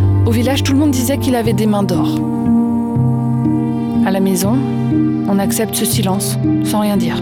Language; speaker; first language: French; native; French